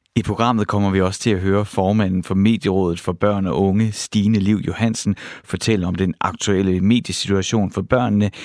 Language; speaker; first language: Danish; native; Danish